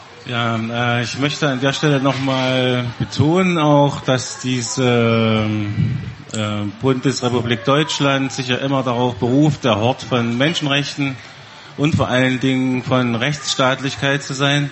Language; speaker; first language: German; native; German